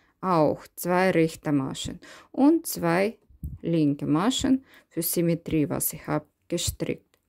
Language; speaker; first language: German; non-native, learner; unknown